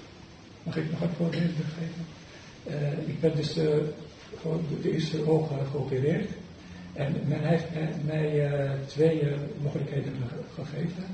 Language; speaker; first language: Dutch; non-native, fluent; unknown